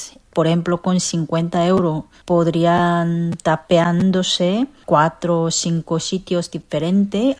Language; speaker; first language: Spanish; non-native, fluent; Korean